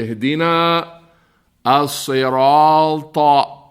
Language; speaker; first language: Arabic; non-native, fluent; English